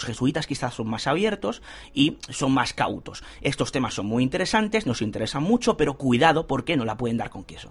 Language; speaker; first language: Spanish; native; Spanish